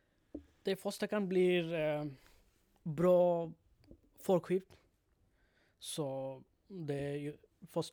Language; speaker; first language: Swedish; non-native, learner; Bangla